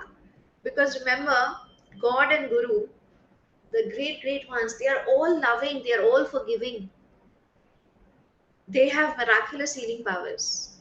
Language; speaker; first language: English; non-native, local second language; Hindi